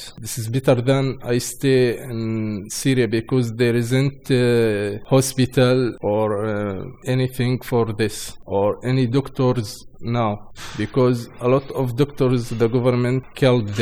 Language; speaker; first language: English; non-native, learner; Arabic